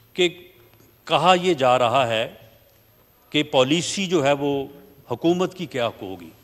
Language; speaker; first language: Urdu; native; Urdu